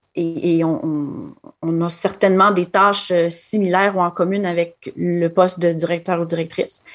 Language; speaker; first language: French; native; French